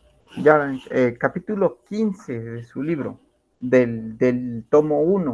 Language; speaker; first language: Spanish; native; Spanish